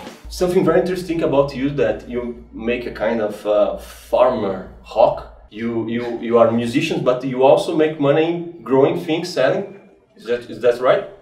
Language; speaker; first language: English; non-native, fluent; Portuguese